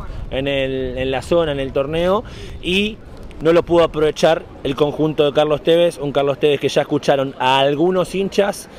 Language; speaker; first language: Spanish; native; Spanish